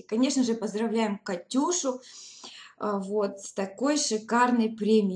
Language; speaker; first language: Russian; native; Russian